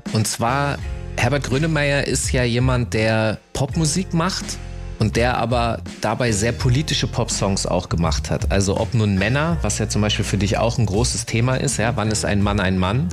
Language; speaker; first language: German; native; German